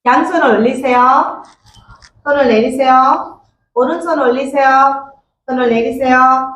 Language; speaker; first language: Korean; non-native, fluent; Nepali